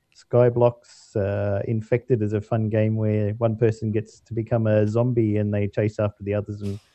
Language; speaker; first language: English; native; English